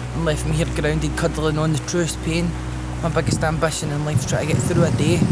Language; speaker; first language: English; native; English